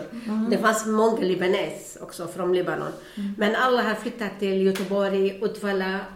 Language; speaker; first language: Swedish; non-native, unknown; Arabic